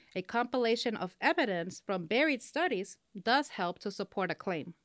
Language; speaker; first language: English; non-native, local second language; Spanish